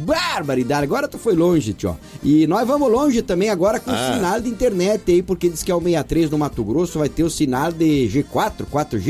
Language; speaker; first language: Portuguese; native; Portuguese